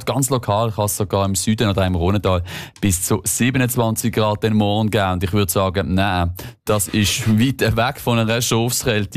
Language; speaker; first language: German; native; German